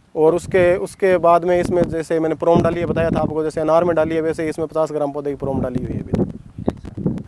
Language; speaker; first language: Hindi; native; Hindi